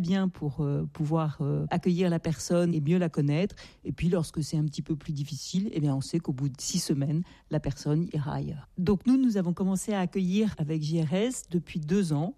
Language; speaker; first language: French; native; French